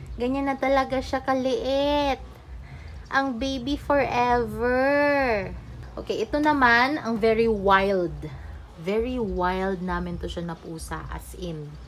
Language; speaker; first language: Filipino; non-native, local second language; Cebuano